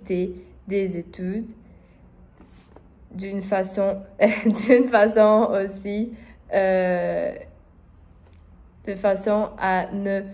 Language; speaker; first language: French; non-native, learner; Portuguese